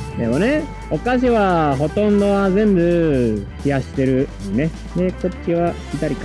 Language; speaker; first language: Japanese; non-native, fluent; Spanish